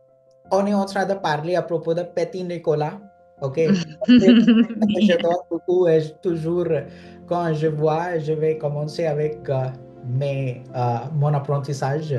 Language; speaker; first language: French; non-native, fluent; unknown